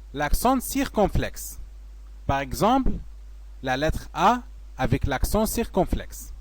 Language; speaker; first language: French; non-native, fluent; Arabic